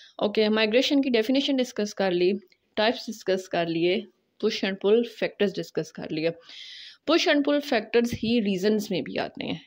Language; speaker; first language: Urdu; native; Urdu